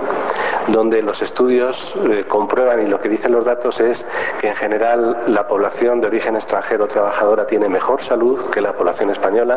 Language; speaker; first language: Spanish; native; Spanish